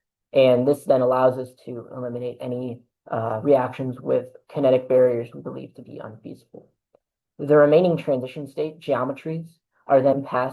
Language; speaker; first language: English; native; English